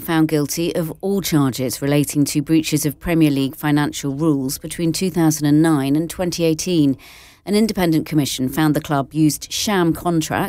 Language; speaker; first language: English; native; English